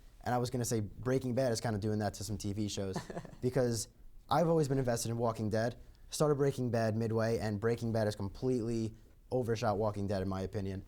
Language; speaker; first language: English; native; English